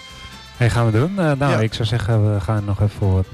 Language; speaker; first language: Dutch; native; Dutch